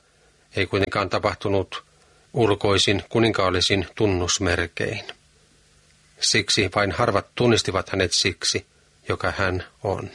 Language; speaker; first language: Finnish; native; Finnish